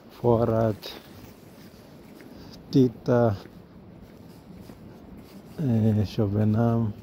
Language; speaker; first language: Swedish; non-native, learner; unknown